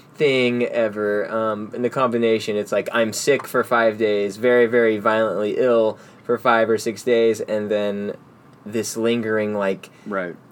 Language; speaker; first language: English; native; English